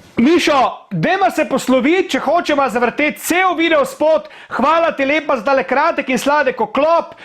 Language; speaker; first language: Slovenian; native; Slovenian